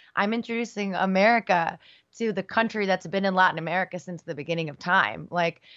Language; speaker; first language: English; early bilingual, other home language; Spanish